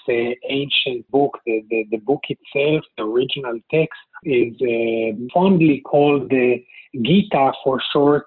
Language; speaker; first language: English; non-native, fluent; Hebrew